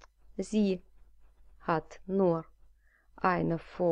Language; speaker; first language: German; non-native, fluent; Russian